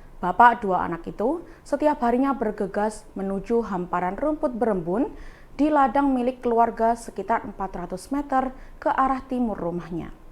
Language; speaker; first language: Indonesian; native; Indonesian